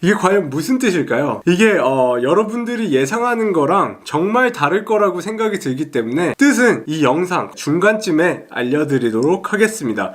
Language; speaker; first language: Korean; early bilingual, heritage; Korean